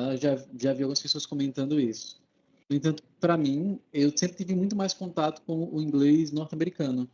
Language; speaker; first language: Portuguese; native; Portuguese